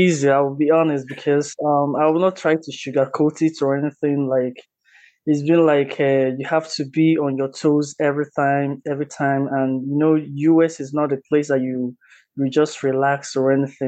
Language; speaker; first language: English; non-native, local second language; Igbo